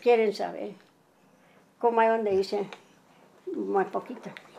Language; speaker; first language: Spanish; native; Spanish